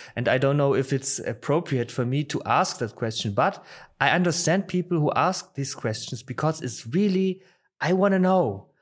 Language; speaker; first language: English; non-native, fluent; Polish